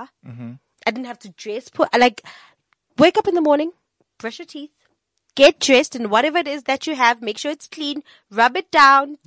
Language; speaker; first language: English; non-native, local second language; Tswana